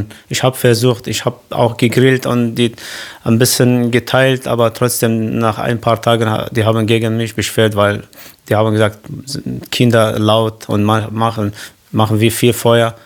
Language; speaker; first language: German; non-native, learner; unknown